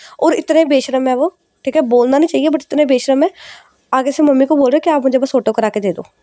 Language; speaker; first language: Hindi; non-native, local second language; Punjabi